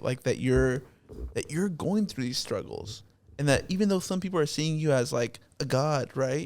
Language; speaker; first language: English; native; English